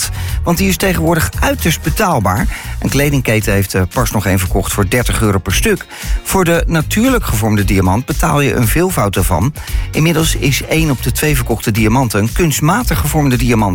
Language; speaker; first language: Dutch; native; Dutch